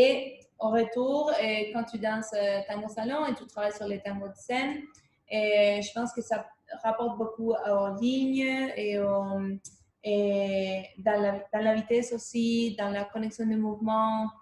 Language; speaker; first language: French; non-native, fluent; Spanish